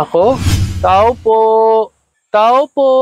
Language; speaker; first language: Filipino; non-native, learner; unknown